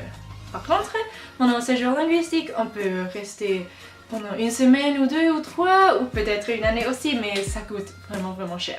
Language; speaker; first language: French; non-native, local second language; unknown